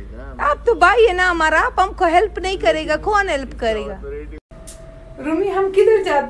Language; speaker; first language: Hindi; non-native, local second language; Pashto